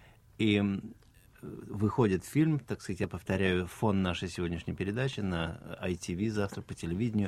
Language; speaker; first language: Russian; native; Russian